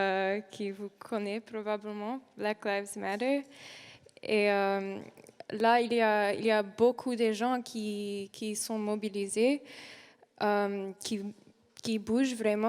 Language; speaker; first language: French; non-native, learner; English